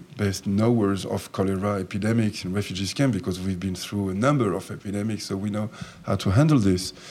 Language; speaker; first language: English; non-native, fluent; French